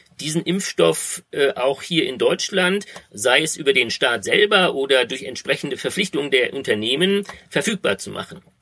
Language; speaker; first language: German; native; German